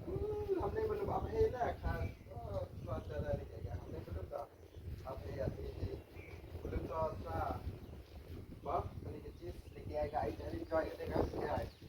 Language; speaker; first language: Hindi; non-native, learner; Malay